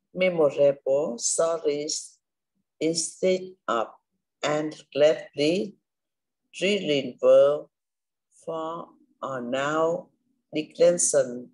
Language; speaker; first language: English; non-native, learner; Vietnamese